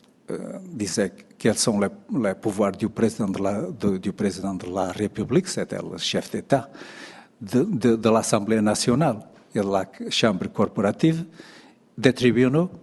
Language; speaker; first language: French; non-native, fluent; Portuguese